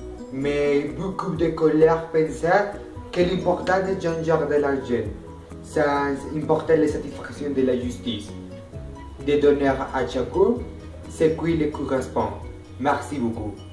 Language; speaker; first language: French; non-native, learner; Spanish